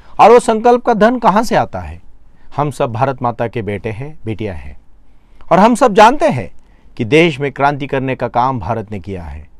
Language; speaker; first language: Hindi; non-native, local second language; Marathi